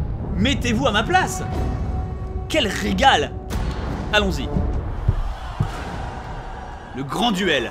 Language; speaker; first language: French; native; French